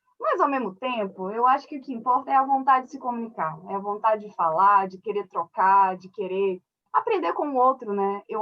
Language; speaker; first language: Portuguese; early bilingual, other home language; French